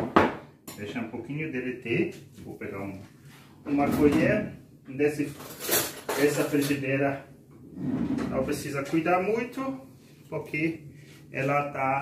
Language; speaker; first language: Portuguese; non-native, fluent; German